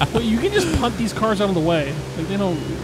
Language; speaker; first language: English; native; English